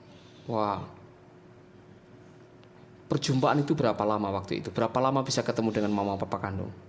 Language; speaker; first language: Indonesian; native; Indonesian